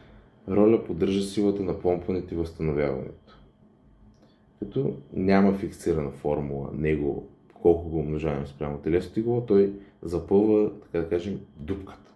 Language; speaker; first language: Bulgarian; native; Bulgarian